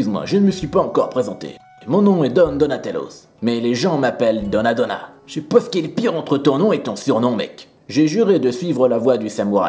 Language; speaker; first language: French; native; French